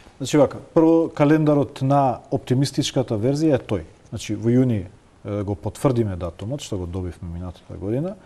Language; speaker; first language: Macedonian; non-native, local second language; Albanian